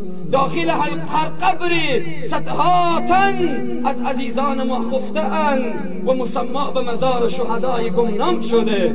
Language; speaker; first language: Persian; native; Persian